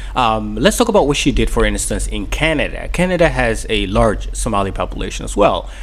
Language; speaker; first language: English; non-native, fluent; Somali